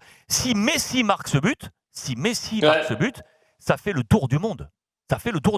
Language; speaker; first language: French; native; French